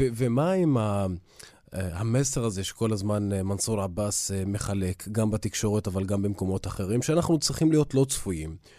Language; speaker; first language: Hebrew; non-native, local second language; Arabic